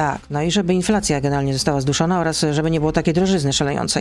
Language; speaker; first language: Polish; native; Polish